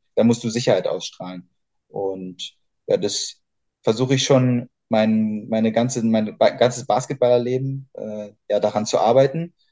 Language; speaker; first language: German; native; German